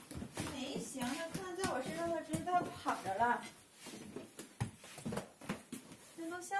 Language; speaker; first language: Chinese; native; Chinese